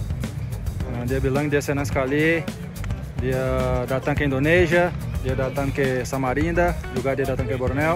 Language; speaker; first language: Indonesian; non-native, learner; Spanish